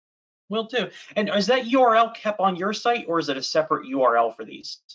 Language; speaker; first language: English; native; English